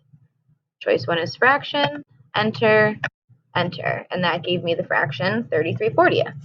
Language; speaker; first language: English; native; English